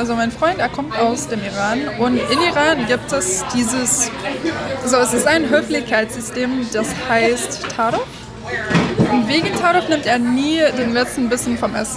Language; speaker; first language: German; non-native, learner; English